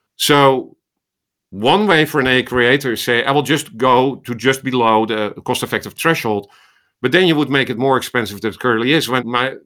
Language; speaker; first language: English; non-native, fluent; Dutch